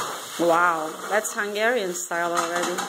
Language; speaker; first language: English; non-native, fluent; Hungarian